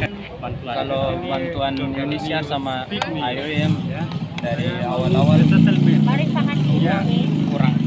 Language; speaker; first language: Indonesian; non-native, learner; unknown